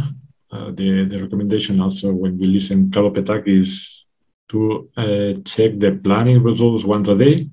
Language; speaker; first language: English; non-native, fluent; Spanish